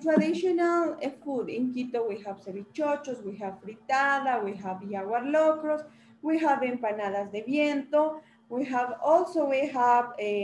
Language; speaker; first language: English; non-native, learner; Spanish